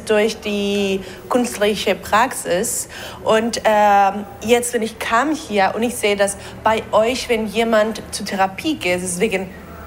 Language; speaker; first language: German; non-native, learner; Spanish